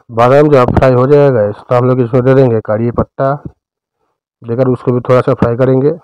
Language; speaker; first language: Hindi; non-native, local second language; Bangla